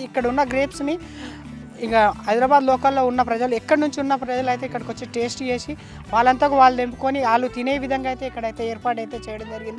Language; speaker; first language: Telugu; native; Telugu